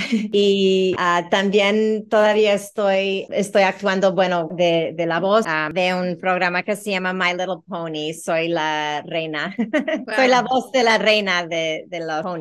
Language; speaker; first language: Spanish; early bilingual, heritage; Spanish